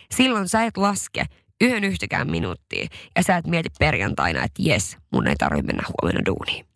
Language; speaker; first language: Finnish; non-native, local second language; Swedish